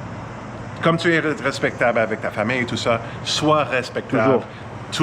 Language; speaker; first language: French; non-native, fluent; English